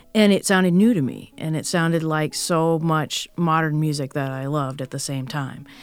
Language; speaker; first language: English; native; English